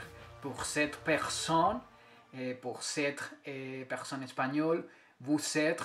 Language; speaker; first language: French; non-native, fluent; Spanish